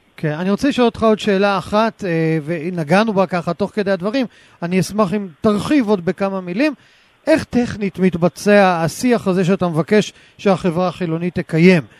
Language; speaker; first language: Hebrew; native; Hebrew